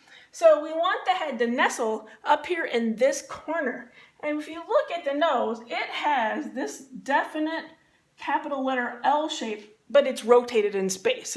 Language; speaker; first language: English; native; English